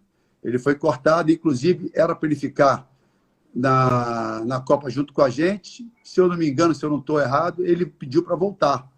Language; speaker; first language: Portuguese; native; Portuguese